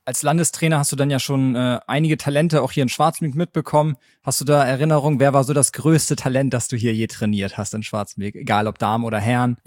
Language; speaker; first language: German; native; German